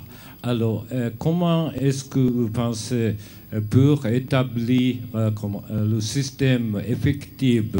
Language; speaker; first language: French; non-native, fluent; Japanese